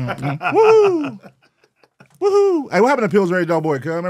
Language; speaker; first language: English; native; English